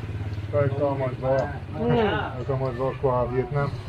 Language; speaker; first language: Vietnamese; non-native, learner; Hebrew